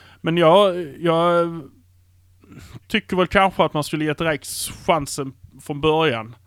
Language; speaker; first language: Swedish; native; Swedish